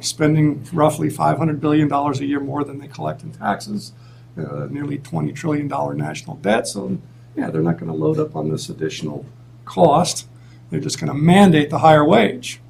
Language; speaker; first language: English; native; English